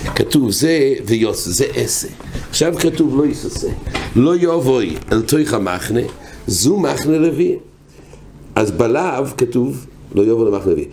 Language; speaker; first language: Hebrew; non-native, fluent; English